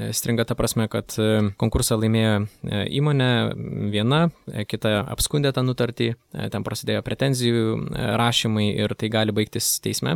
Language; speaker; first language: Lithuanian; native; Lithuanian